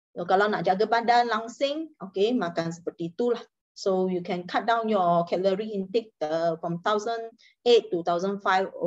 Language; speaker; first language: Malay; non-native, local second language; Chinese